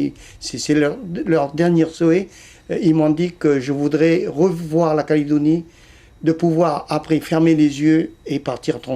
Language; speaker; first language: French; early bilingual, other home language; Vietnamese